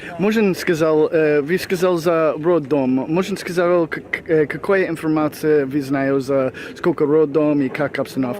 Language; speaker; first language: Russian; non-native, learner; English